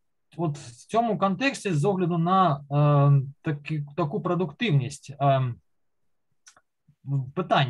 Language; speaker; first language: Ukrainian; native; Ukrainian